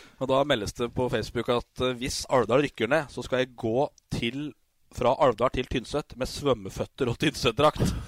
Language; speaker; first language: Norwegian; native; Norwegian